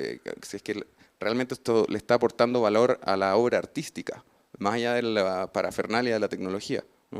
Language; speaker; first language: Spanish; native; Spanish